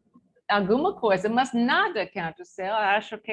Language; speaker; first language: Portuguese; non-native, learner; English